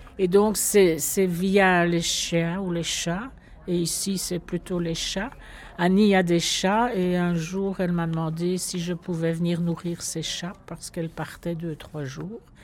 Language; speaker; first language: French; native; French